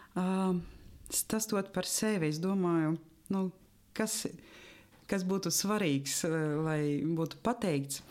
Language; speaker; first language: Latvian; non-native, local second language; Russian